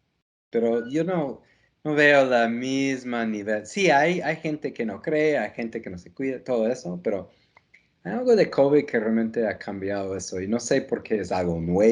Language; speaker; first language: Spanish; non-native, fluent; English